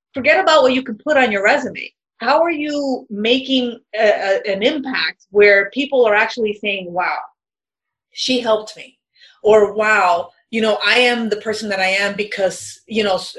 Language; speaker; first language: English; early bilingual, other home language; Spanish